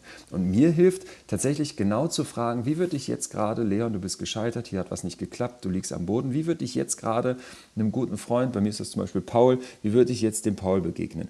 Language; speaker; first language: German; native; German